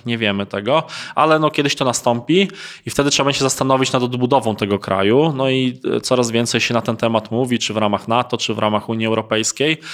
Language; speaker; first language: Polish; native; Polish